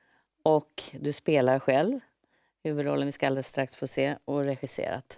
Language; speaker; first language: Swedish; native; Swedish